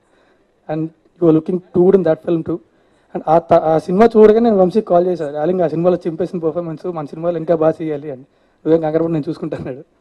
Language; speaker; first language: Telugu; native; Telugu